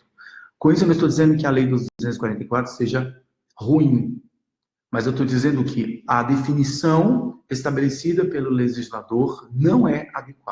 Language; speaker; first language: Portuguese; native; Portuguese